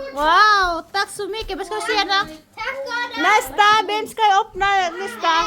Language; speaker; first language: Swedish; non-native, learner; Filipino